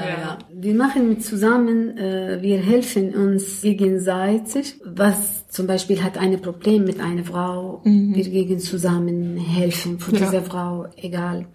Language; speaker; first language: German; non-native, learner; Arabic